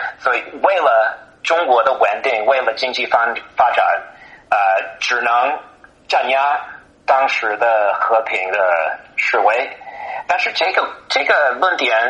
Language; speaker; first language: Chinese; non-native, fluent; English